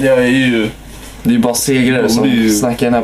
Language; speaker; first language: Swedish; native; Swedish